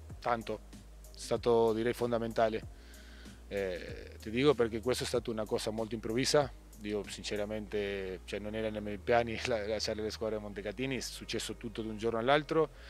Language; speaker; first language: Italian; non-native, fluent; Spanish